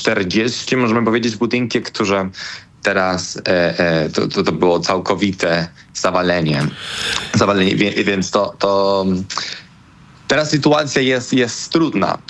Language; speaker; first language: Polish; non-native, fluent; Spanish